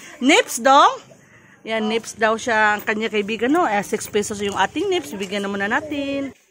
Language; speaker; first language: Filipino; native; Filipino